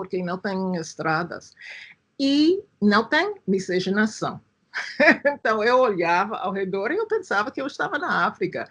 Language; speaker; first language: Portuguese; non-native, fluent; English